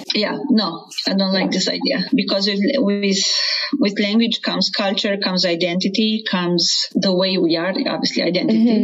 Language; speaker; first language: English; non-native, fluent; Romanian